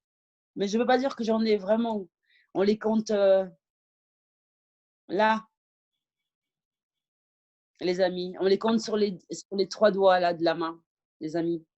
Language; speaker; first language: French; early bilingual, other home language; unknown